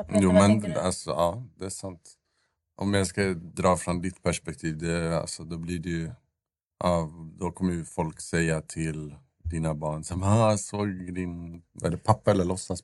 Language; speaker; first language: Swedish; native; Swedish